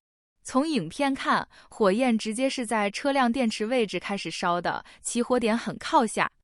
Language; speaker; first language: Chinese; native; Chinese